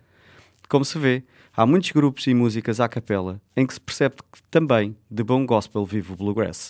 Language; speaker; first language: Portuguese; native; Portuguese